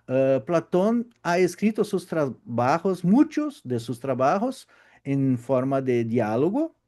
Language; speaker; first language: Spanish; non-native, fluent; Portuguese